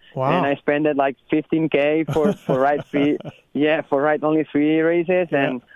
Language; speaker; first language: English; non-native, learner; Spanish